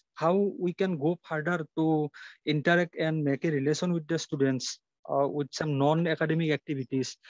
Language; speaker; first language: English; non-native, local second language; Assamese